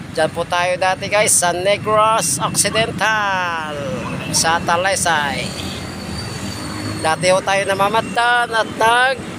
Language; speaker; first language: Filipino; non-native, local second language; Hiligaynon